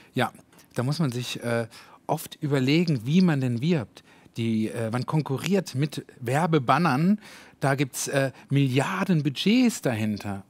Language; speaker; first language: German; native; German